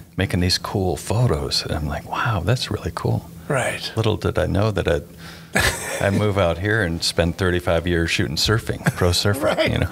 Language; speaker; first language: English; native; English